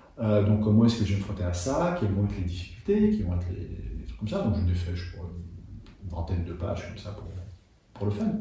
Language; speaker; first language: French; early bilingual, other home language; Russian